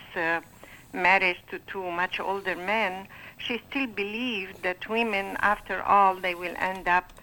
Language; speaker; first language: English; non-native, fluent; Arabic